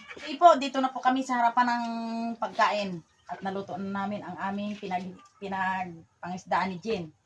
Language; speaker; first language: Filipino; non-native, local second language; Cebuano